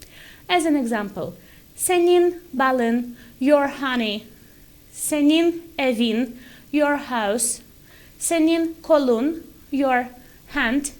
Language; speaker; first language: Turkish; non-native, fluent; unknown